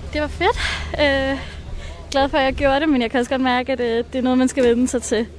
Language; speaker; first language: Danish; native; Danish